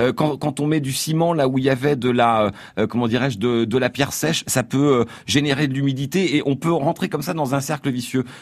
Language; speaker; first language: French; native; French